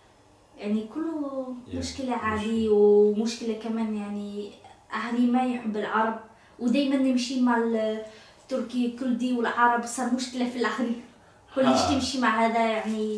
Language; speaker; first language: Arabic; non-native, learner; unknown